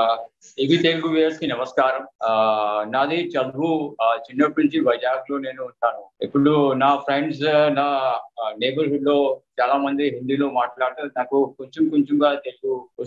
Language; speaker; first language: Telugu; non-native, local second language; Hindi